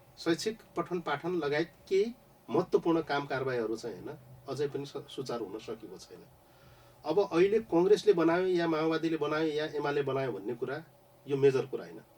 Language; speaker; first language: Nepali; non-native, local second language; Rana Tharu